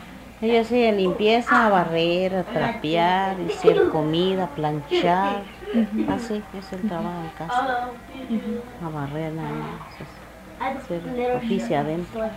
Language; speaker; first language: Spanish; non-native, local second language; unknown